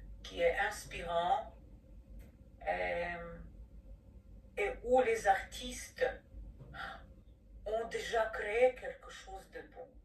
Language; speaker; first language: French; non-native, fluent; Ukrainian